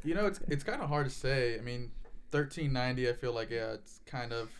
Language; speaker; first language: English; native; English